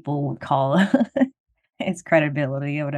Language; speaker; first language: English; native; English